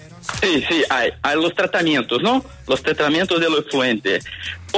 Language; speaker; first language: Spanish; non-native, learner; Portuguese